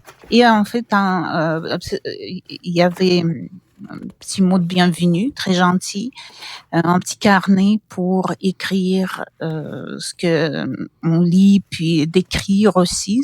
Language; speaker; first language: French; non-native, fluent; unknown